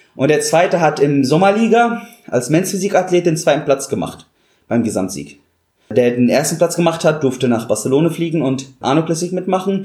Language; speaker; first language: German; non-native, fluent; Arabic